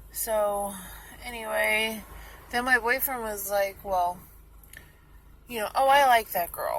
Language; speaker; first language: English; native; English